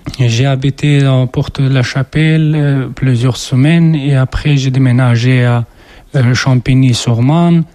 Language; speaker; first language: French; non-native, learner; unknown